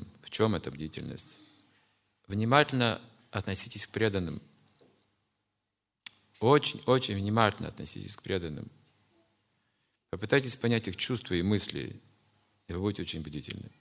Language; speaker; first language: Russian; native; Russian